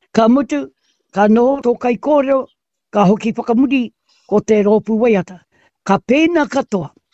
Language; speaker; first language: Māori; native; Māori